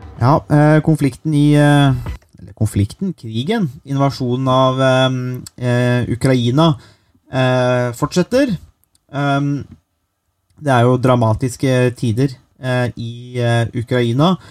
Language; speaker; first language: Norwegian; native; Norwegian